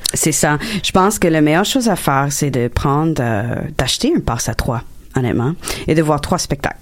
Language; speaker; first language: French; non-native, local second language; English